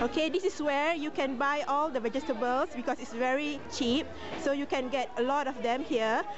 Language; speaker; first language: English; non-native, local second language; Malay